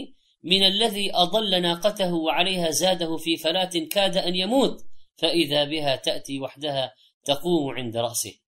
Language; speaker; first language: Arabic; native; Arabic